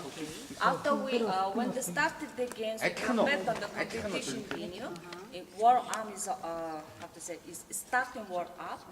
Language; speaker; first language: English; non-native, learner; Mongolian